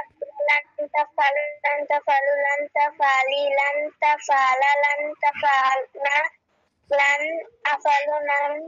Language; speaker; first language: Arabic; non-native, learner; Bangla